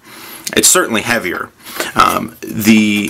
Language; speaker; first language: English; native; English